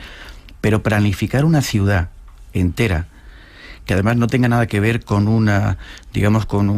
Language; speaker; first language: Spanish; native; Spanish